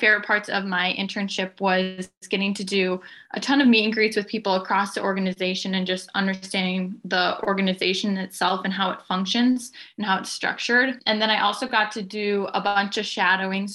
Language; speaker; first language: English; native; English